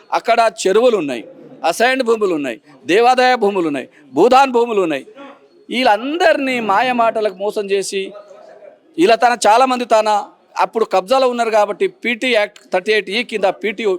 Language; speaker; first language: Telugu; non-native, local second language; Lambadi